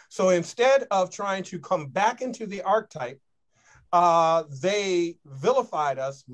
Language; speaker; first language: English; native; English